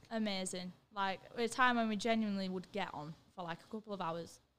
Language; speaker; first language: English; native; English